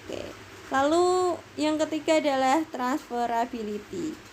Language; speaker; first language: Indonesian; native; Indonesian